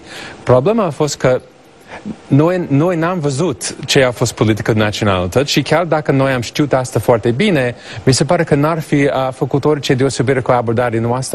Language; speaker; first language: Romanian; non-native, fluent; English